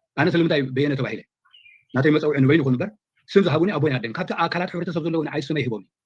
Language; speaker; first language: Tigrinya; native; Tigrinya